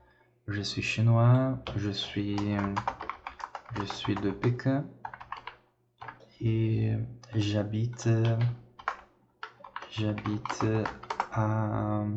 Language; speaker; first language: French; non-native, fluent; Portuguese